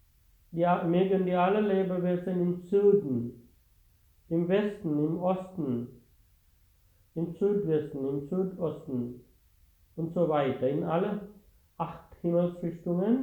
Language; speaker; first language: German; non-native, fluent; Sinhala